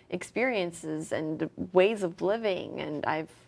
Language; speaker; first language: English; early bilingual, other home language; French